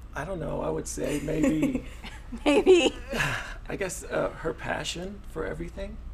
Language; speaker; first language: English; native; English